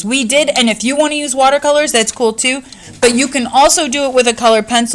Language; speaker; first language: English; native; English